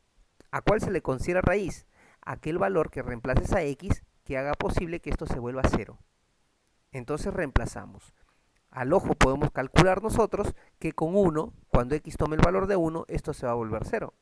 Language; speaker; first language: Spanish; native; Spanish